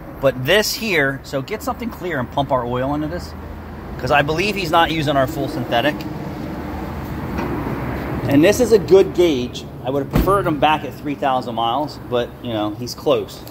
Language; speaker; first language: English; native; English